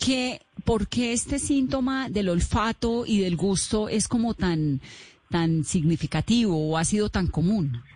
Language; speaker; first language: Spanish; native; Spanish